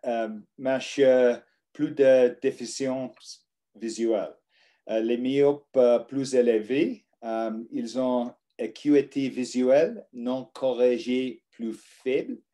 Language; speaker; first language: French; non-native, learner; English